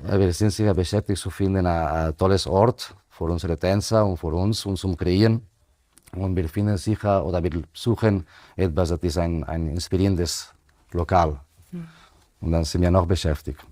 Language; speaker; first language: German; non-native, fluent; Spanish